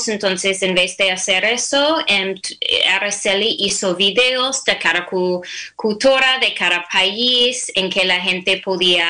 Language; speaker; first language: Spanish; non-native, fluent; English